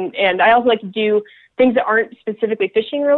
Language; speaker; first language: English; native; English